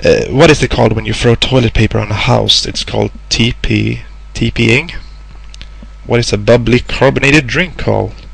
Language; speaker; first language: English; non-native, fluent; Swedish